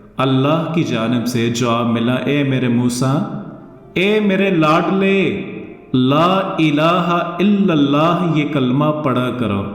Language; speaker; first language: Urdu; non-native, local second language; Northern Hindko